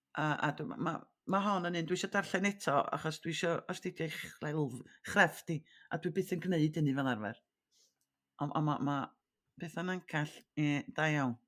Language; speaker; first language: Welsh; native; Welsh